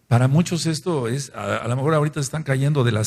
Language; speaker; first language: Spanish; native; Spanish